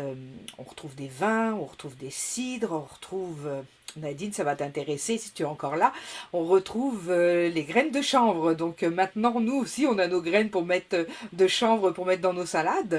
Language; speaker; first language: French; native; French